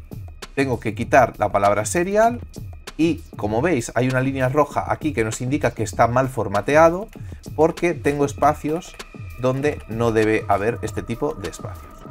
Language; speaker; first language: Spanish; native; Spanish